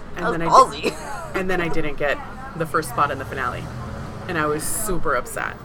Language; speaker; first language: English; native; English